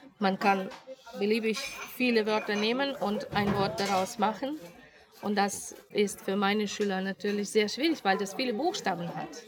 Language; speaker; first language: German; non-native, fluent; Russian